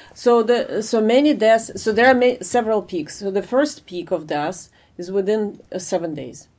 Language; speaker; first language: English; non-native, fluent; Ukrainian